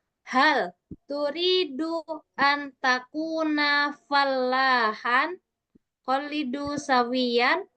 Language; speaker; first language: Arabic; non-native, fluent; Indonesian